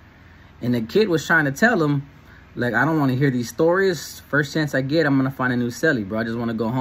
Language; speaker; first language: English; native; English